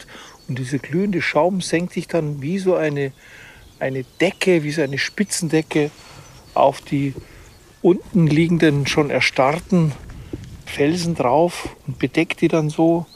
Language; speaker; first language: German; native; German